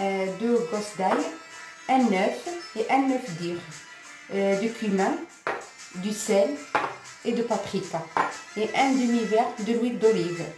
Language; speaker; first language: French; non-native, local second language; Arabic